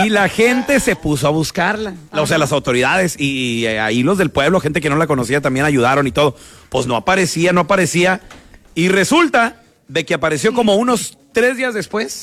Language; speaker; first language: Spanish; native; Spanish